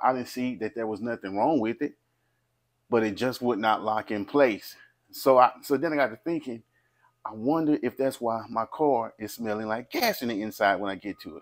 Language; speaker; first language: English; native; English